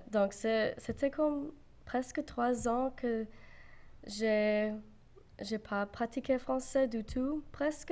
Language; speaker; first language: French; non-native, local second language; English